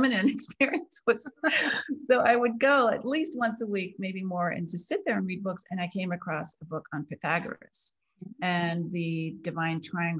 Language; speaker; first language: English; native; English